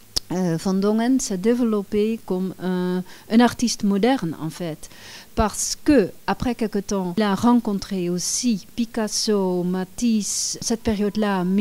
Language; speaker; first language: French; non-native, fluent; Dutch